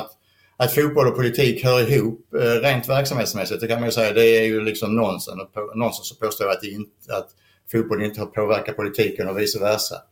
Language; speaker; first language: Swedish; native; Swedish